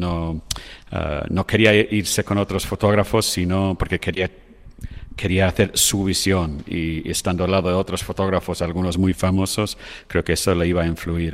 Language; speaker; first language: Spanish; non-native, fluent; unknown